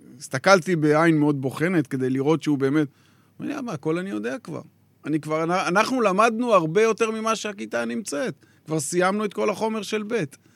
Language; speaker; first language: Hebrew; native; Hebrew